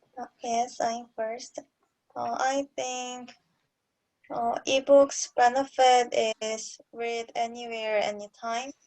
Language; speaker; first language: English; non-native, learner; Korean